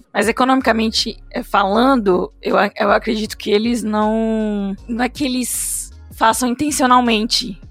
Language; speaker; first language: Portuguese; native; Portuguese